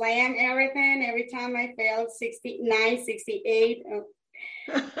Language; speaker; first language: English; non-native, fluent; Spanish